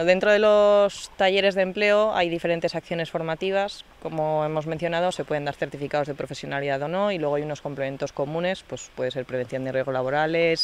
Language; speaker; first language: Spanish; native; Spanish